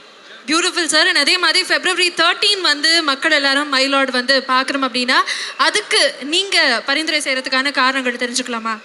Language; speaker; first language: Tamil; native; Tamil